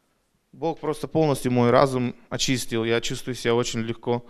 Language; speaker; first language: Russian; early bilingual, heritage; Russian